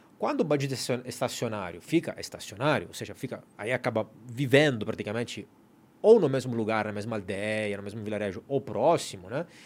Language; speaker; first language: Portuguese; non-native, fluent; Italian